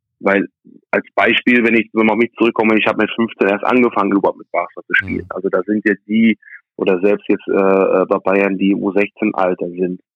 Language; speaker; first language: German; early bilingual, other home language; English